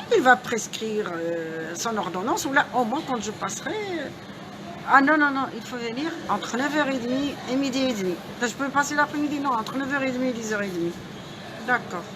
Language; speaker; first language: French; non-native, local second language; Arabic